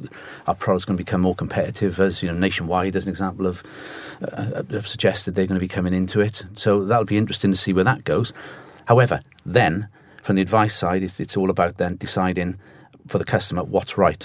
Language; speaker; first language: English; native; English